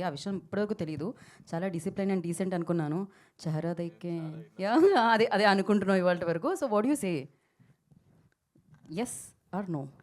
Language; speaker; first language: Telugu; native; Telugu